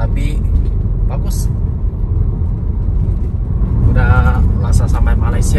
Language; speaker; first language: Indonesian; non-native, fluent; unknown